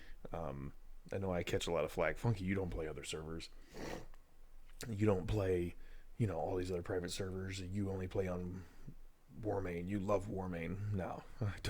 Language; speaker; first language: English; native; English